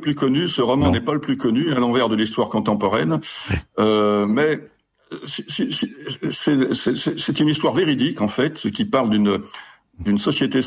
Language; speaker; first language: French; native; French